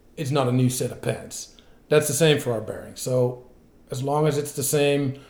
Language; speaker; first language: English; non-native, fluent; Dutch